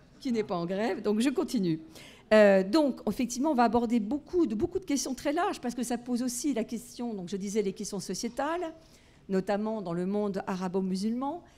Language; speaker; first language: French; native; French